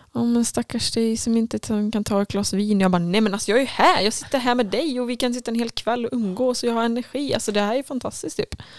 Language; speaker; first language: Swedish; native; Swedish